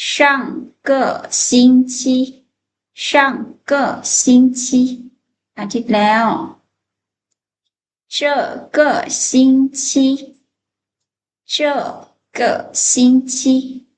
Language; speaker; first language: Chinese; non-native, fluent; Lao